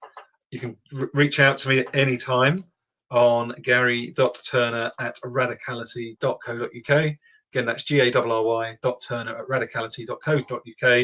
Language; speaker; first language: English; native; English